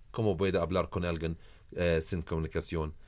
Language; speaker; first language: Spanish; non-native, learner; Arabic